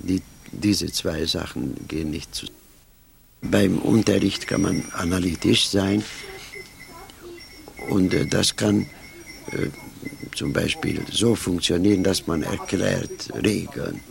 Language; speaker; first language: German; non-native, fluent; Hungarian